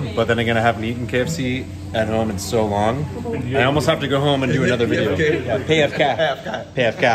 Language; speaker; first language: English; native; English